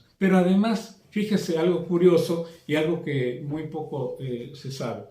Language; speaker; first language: Spanish; native; Spanish